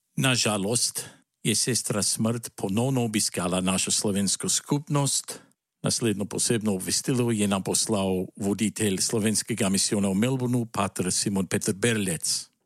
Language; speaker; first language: Slovenian; early bilingual, heritage; Slovenian